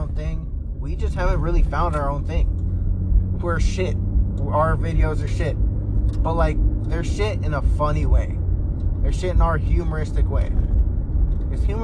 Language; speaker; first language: English; native; English